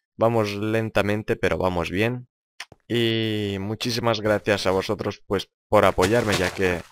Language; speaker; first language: Spanish; non-native, fluent; Lithuanian